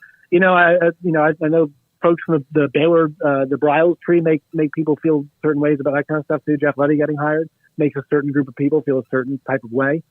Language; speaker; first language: English; native; English